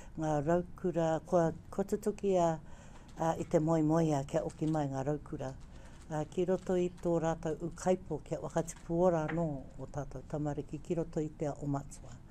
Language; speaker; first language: Māori; native; Māori